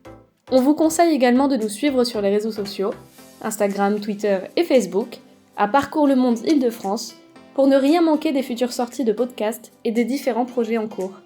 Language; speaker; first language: French; native; French